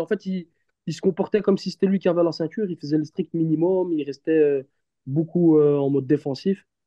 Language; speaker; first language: French; early bilingual, other home language; Turkish